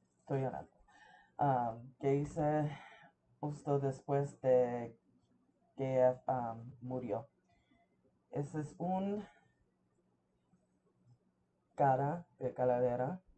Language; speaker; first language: Spanish; early bilingual, heritage; English